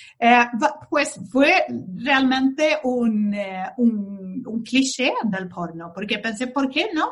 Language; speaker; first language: Spanish; non-native, fluent; Swedish